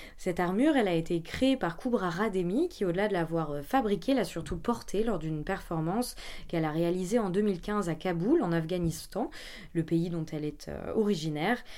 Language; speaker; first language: French; native; French